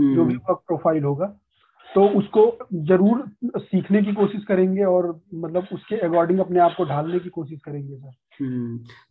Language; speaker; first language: Hindi; native; Hindi